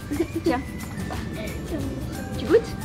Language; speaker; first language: French; native; French